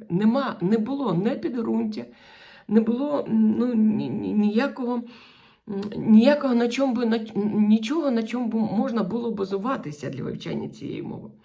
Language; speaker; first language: Ukrainian; non-native, local second language; Russian